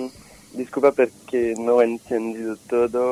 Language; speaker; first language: Spanish; non-native, fluent; French